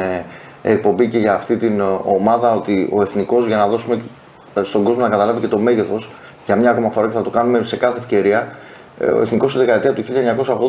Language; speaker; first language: Greek; native; Greek